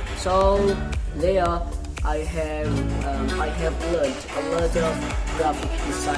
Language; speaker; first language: English; non-native, learner; Indonesian